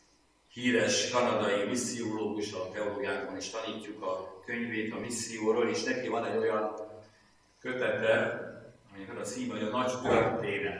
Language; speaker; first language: Hungarian; native; Hungarian